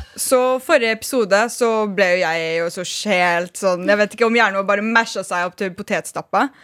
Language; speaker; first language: Norwegian; early bilingual, other home language; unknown